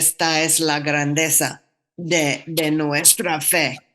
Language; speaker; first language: Spanish; non-native, fluent; English